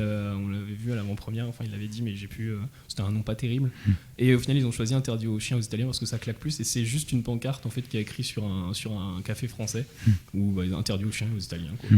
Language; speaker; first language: French; native; French